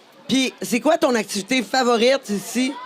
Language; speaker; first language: French; native; French